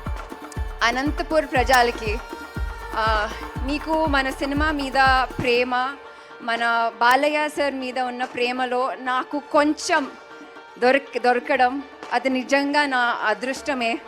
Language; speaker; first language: Telugu; non-native, fluent; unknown